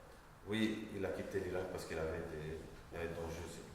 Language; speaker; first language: French; non-native, local second language; Arabic